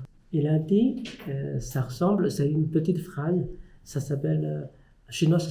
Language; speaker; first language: French; non-native, fluent; Chinese